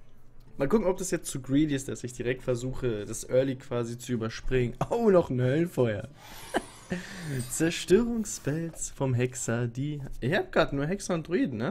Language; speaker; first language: German; native; German